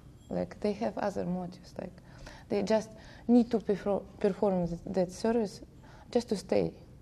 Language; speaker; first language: English; non-native, learner; Russian